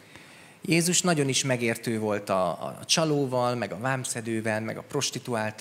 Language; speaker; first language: Hungarian; native; Hungarian